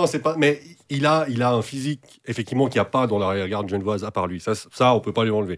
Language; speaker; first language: French; native; French